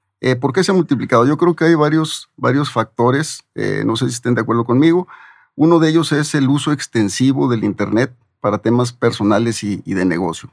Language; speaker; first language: Spanish; native; Spanish